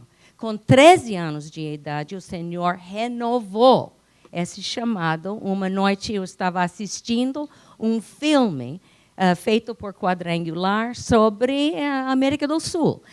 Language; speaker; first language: Portuguese; non-native, fluent; English